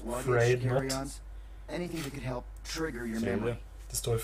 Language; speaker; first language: Norwegian; native; Norwegian